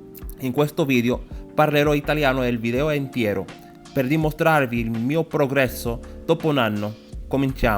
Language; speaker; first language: Italian; non-native, learner; Spanish